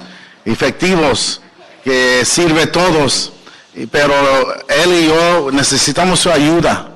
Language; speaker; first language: Spanish; early bilingual, heritage; English